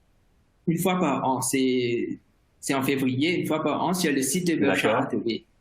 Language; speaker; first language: French; non-native, fluent; Morisyen